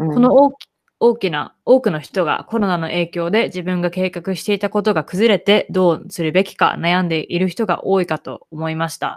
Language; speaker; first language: Japanese; native; Japanese